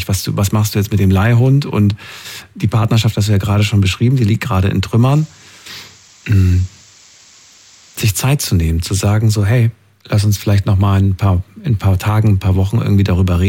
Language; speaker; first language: German; native; German